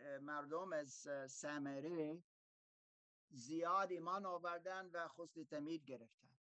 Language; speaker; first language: Persian; non-native, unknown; German